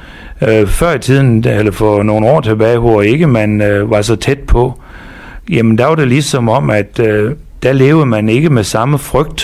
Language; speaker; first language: Danish; native; Danish